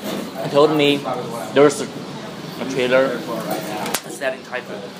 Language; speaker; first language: English; non-native, fluent; Chinese